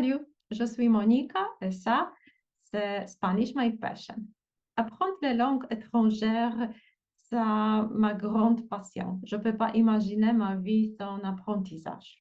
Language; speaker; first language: French; non-native, fluent; Polish